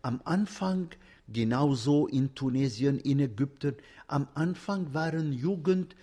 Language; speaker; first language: German; non-native, fluent; Arabic